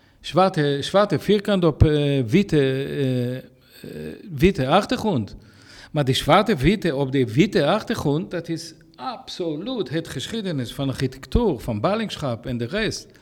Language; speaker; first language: Dutch; non-native, fluent; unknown